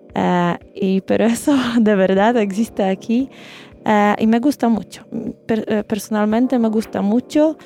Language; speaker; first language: Spanish; non-native, fluent; Polish